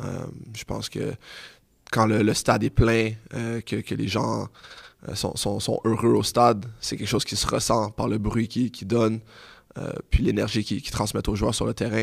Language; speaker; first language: French; native; French